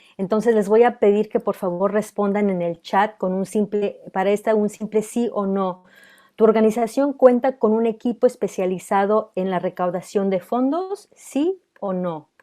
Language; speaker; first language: Spanish; early bilingual, heritage; Spanish